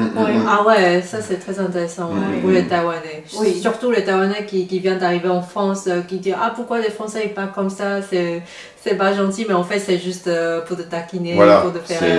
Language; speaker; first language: French; non-native, fluent; Chinese